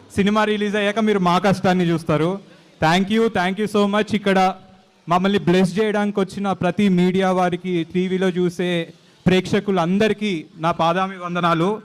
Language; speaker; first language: Telugu; native; Telugu